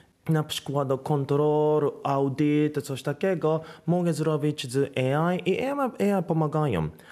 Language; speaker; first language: Polish; non-native, learner; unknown